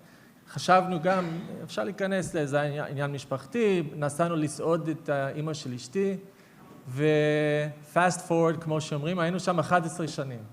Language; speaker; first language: Hebrew; non-native, fluent; English